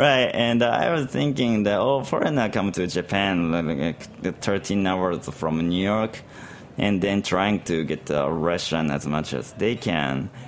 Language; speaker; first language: English; non-native, learner; Japanese